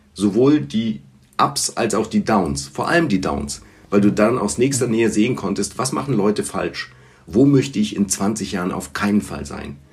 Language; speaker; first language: German; early bilingual, other home language; Bulgarian